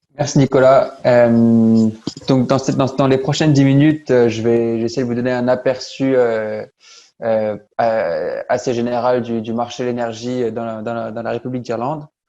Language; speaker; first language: French; native; French